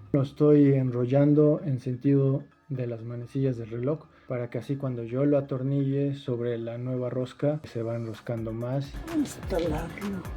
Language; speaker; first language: Spanish; native; Spanish